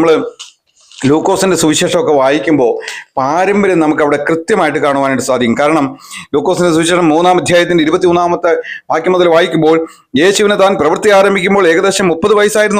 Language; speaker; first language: Malayalam; native; Malayalam